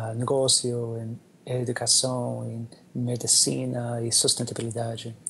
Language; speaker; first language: Portuguese; non-native, learner; English